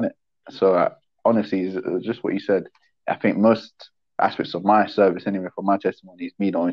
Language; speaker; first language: English; native; English